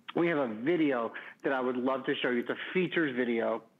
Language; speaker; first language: English; native; English